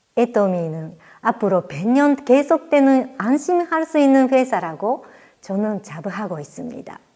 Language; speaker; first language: Korean; non-native, fluent; Japanese